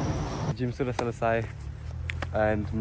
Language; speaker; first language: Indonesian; early bilingual, heritage; English